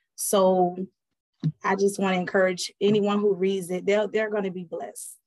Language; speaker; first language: English; native; English